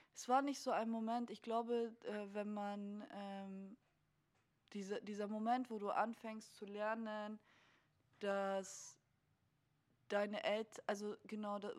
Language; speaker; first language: German; native; German